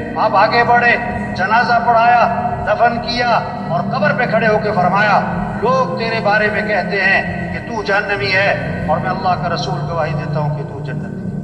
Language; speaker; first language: Urdu; non-native, local second language; Pashto